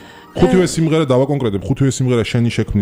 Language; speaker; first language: Georgian; native; Georgian